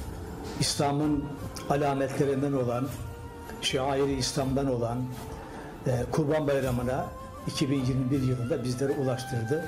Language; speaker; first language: Turkish; native; Turkish